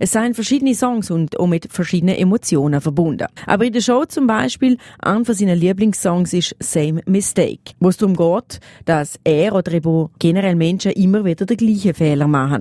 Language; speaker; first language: German; native; German